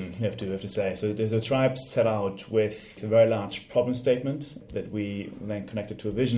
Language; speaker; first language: English; non-native, fluent; German